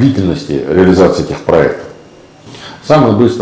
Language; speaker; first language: Russian; native; Russian